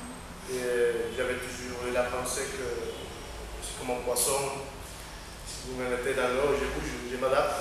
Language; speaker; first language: French; non-native, fluent; Spanish